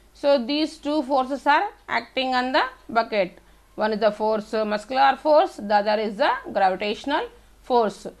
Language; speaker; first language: English; non-native, local second language; Telugu